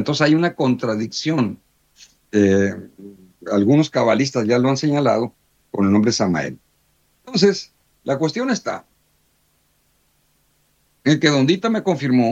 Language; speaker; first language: Spanish; native; Spanish